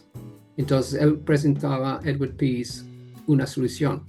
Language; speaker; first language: Spanish; non-native, fluent; English